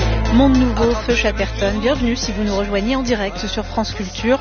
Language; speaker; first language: French; native; French